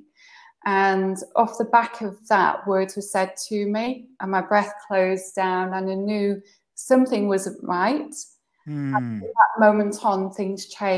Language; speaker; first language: English; native; English